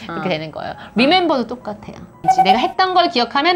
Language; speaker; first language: Korean; native; Korean